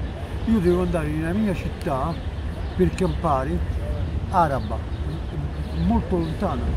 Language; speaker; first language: Italian; non-native, fluent; Arabic